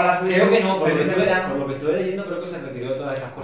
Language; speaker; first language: Spanish; native; Spanish